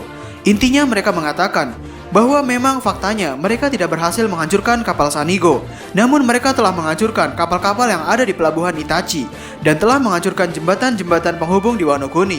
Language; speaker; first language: Indonesian; native; Indonesian